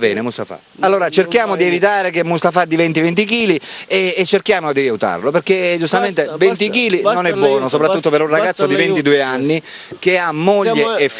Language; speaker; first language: Italian; native; Italian